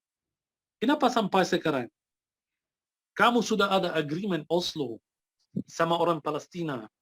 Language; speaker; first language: Indonesian; non-native, fluent; Arabic